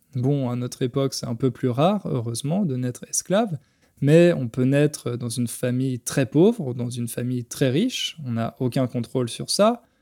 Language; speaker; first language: French; native; French